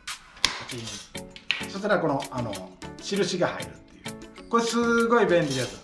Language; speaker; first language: Japanese; native; Japanese